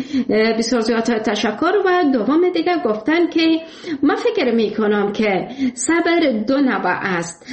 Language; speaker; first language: Persian; native; Persian